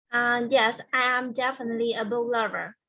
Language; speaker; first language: English; non-native, learner; Vietnamese